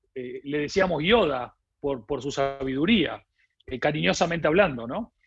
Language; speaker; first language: Spanish; native; Spanish